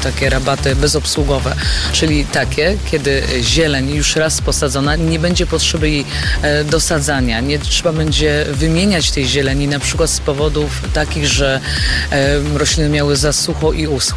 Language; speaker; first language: Polish; native; Polish